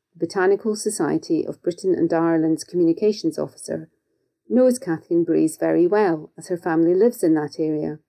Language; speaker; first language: English; native; English